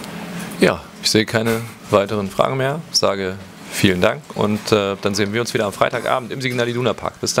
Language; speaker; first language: German; native; German